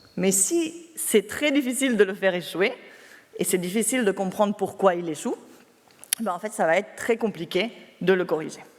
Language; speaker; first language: French; non-native, fluent; Spanish